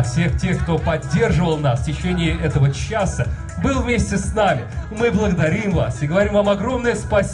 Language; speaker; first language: Russian; native; Russian